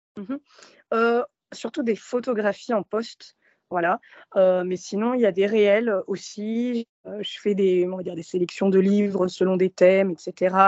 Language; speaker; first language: French; early bilingual, other home language; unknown